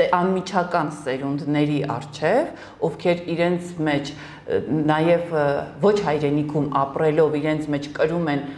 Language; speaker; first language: Armenian; native; Armenian